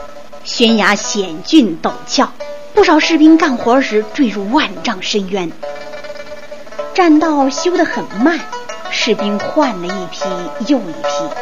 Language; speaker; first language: Chinese; native; Chinese